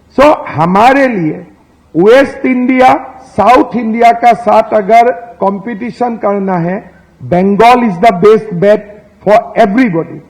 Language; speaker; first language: Hindi; non-native, local second language; Assamese